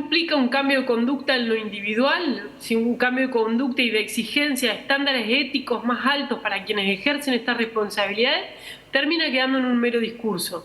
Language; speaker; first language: Spanish; native; Spanish